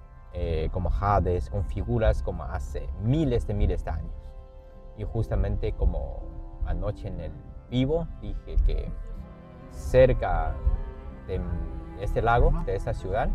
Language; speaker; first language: Spanish; non-native, fluent; Chinese